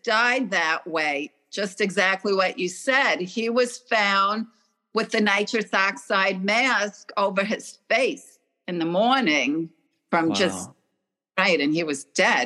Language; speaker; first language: English; native; English